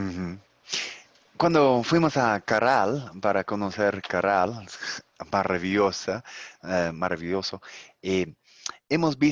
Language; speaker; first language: Spanish; non-native, fluent; English